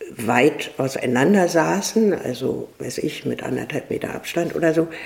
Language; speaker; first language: German; native; German